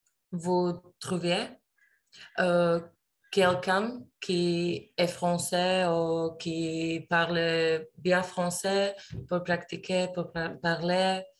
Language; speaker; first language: French; non-native, learner; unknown